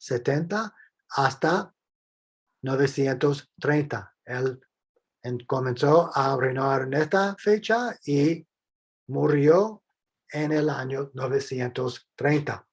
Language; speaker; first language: Spanish; non-native, fluent; English